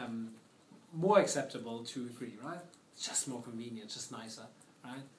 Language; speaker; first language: English; non-native, fluent; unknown